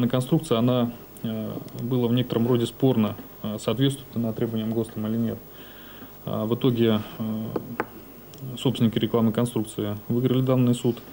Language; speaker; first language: Russian; native; Russian